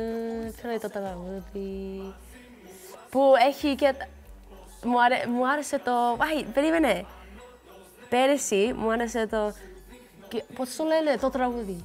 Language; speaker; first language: Greek; early bilingual, heritage; Greek